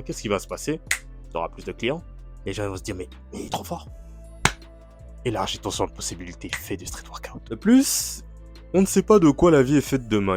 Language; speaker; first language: French; native; French